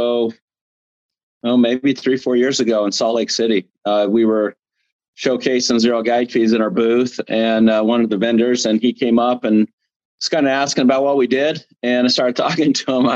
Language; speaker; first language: English; native; English